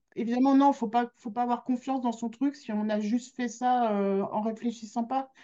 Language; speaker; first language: French; native; French